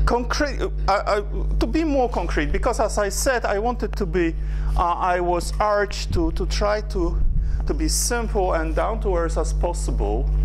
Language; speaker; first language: English; non-native, fluent; Polish